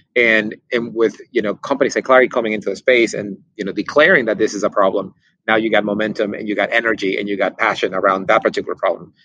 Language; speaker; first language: English; non-native, fluent; Spanish